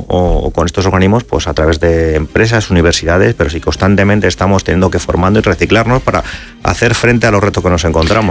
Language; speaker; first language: Spanish; native; Spanish